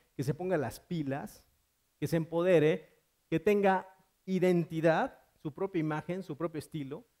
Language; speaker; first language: Spanish; native; Spanish